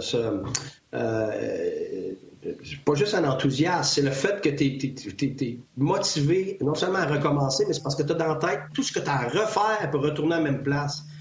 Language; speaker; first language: French; native; French